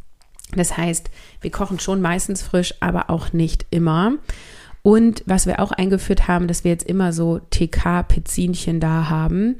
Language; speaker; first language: German; native; German